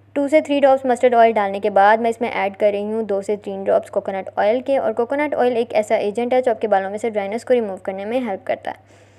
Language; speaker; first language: Urdu; native; Urdu